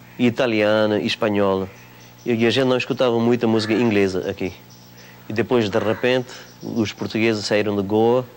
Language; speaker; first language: Portuguese; non-native, local second language; Konkani